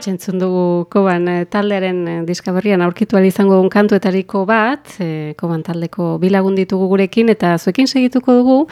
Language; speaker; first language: Basque; native; Basque